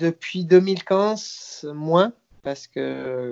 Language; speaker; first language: French; non-native, fluent; Spanish